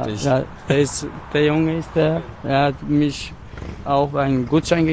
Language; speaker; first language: German; non-native, learner; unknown